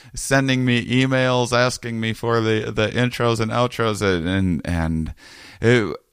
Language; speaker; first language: English; native; English